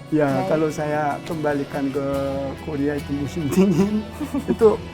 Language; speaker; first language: Indonesian; non-native, learner; Korean